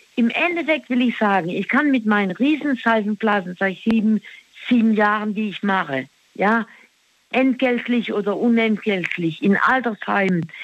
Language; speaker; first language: German; native; German